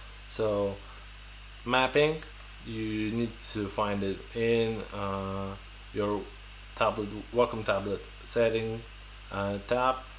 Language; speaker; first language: English; non-native, fluent; Polish